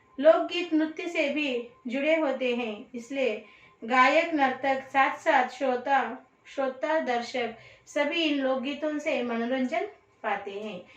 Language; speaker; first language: Hindi; non-native, local second language; Telugu